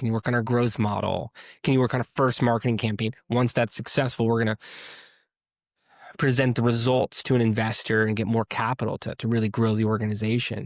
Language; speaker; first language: English; native; English